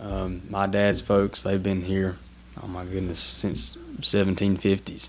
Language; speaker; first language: English; native; English